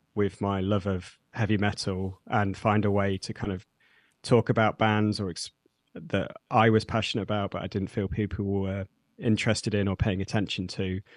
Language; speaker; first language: English; native; English